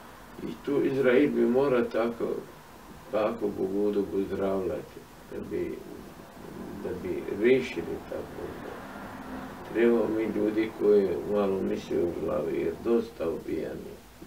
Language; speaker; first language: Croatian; non-native, fluent; Arabic